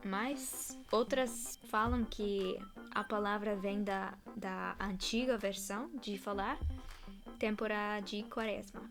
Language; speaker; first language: Portuguese; non-native, fluent; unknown